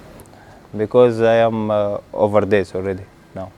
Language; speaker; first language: English; non-native, learner; Arabic